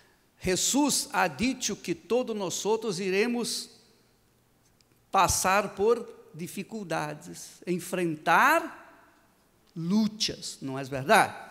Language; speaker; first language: Portuguese; non-native, fluent; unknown